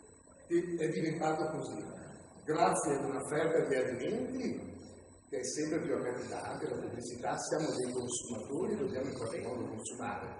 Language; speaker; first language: Italian; native; Italian